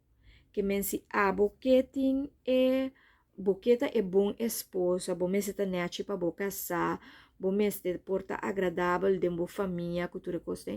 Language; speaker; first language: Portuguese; non-native, learner; Papiamento